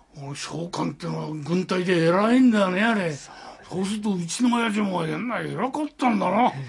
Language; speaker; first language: Japanese; native; Japanese